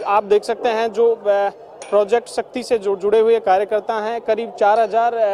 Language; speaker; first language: Hindi; native; Hindi